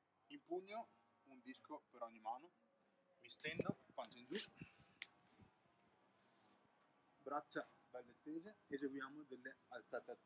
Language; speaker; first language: Italian; native; Italian